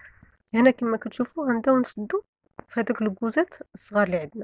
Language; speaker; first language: Arabic; native; Arabic